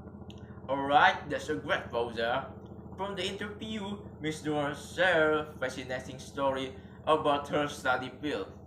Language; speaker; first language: English; non-native, learner; Indonesian